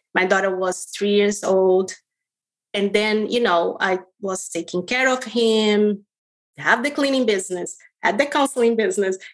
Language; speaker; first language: English; non-native, fluent; Portuguese